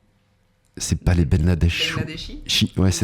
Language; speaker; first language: French; native; French